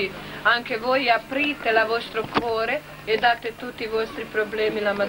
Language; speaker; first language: Italian; non-native, learner; Croatian